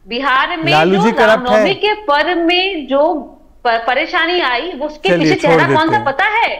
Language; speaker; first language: Hindi; native; Hindi